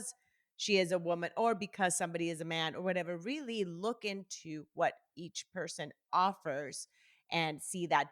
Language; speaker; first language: English; native; English